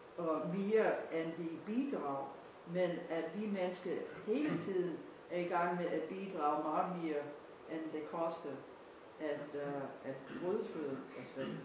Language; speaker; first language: Danish; non-native, fluent; English